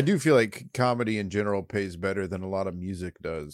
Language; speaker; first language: English; native; English